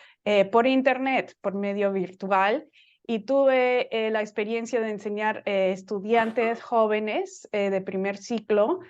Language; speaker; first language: Spanish; non-native, fluent; English